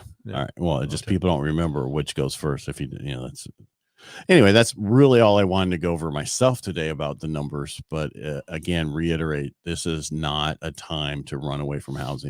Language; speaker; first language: English; native; English